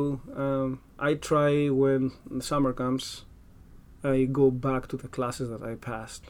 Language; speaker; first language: English; non-native, fluent; Greek